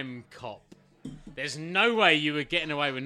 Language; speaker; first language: English; native; English